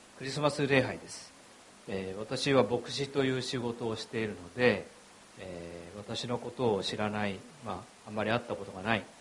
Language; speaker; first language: Japanese; native; Japanese